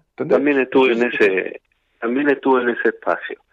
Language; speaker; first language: Spanish; native; Spanish